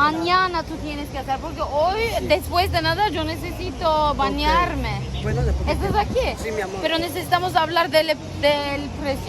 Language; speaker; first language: Spanish; non-native, learner; Turkish